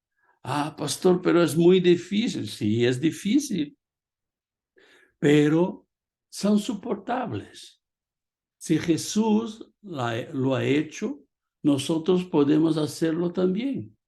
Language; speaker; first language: Spanish; non-native, fluent; Portuguese